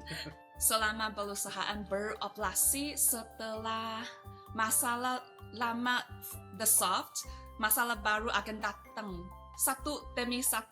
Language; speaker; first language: Indonesian; non-native, fluent; Chinese